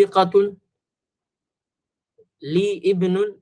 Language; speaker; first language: Arabic; non-native, fluent; Filipino